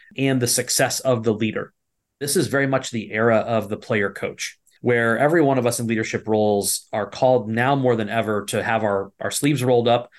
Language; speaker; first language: English; native; English